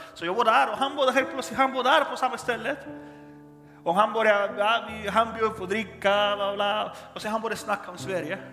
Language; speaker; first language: Swedish; non-native, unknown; Spanish